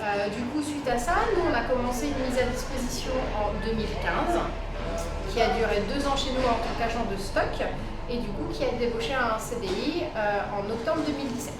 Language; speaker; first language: French; native; French